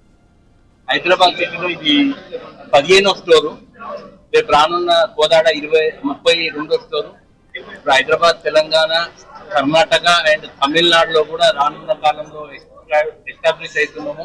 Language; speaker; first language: Telugu; native; Telugu